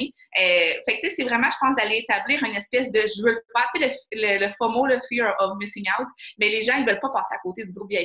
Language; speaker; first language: French; native; French